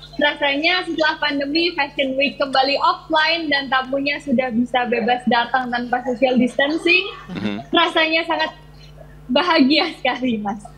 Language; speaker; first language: Indonesian; native; Indonesian